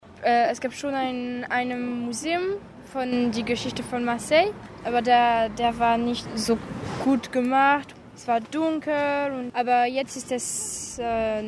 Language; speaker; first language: German; non-native, learner; French